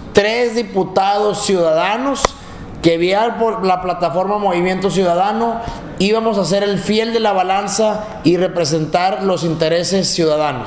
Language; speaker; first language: Spanish; native; Spanish